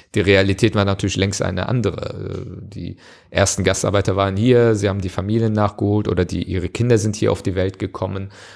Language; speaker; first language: German; early bilingual, other home language; Turkish